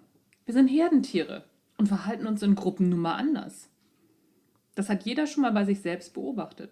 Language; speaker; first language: German; native; German